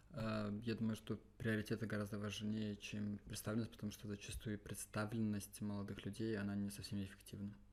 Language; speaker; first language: Russian; non-native, local second language; Romanian